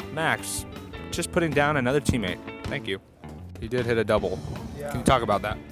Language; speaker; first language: English; native; English